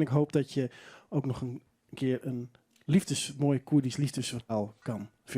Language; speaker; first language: Dutch; non-native, local second language; Western Frisian